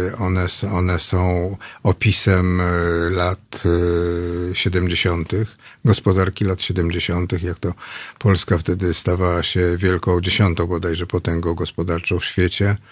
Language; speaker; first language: Polish; native; Polish